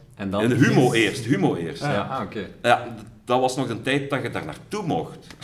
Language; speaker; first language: Dutch; native; Dutch